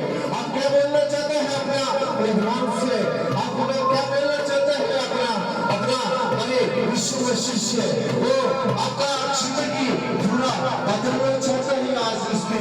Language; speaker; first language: Hindi; non-native, local second language; Telugu